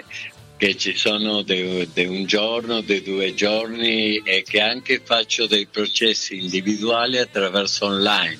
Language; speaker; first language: Italian; non-native, fluent; Spanish